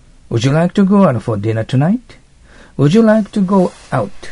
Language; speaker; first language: English; non-native, fluent; Japanese